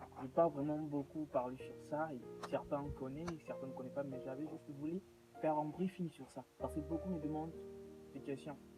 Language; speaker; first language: French; non-native, local second language; Lingala